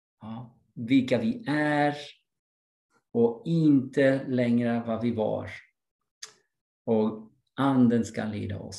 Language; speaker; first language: Swedish; non-native, fluent; English